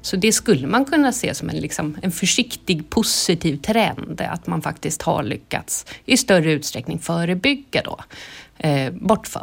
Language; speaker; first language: Swedish; native; Swedish